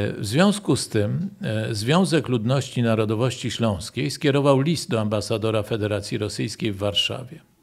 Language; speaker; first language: Polish; native; Polish